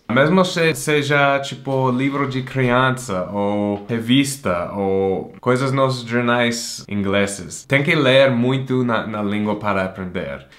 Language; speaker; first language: Portuguese; non-native, fluent; English